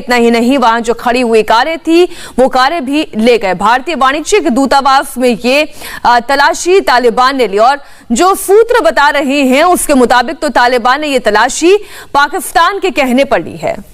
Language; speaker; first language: Hindi; native; Hindi